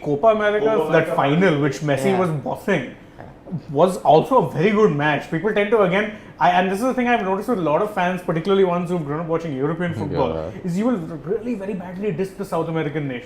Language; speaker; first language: English; non-native, local second language; Hindi